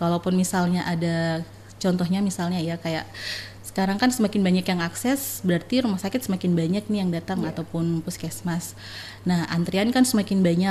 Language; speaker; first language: Indonesian; native; Indonesian